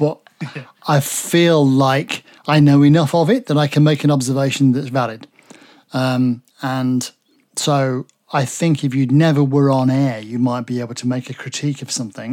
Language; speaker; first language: English; native; English